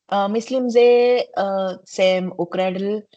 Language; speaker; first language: Czech; non-native, learner; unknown